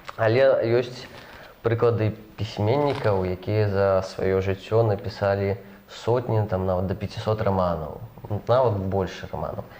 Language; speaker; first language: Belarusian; non-native, local second language; Russian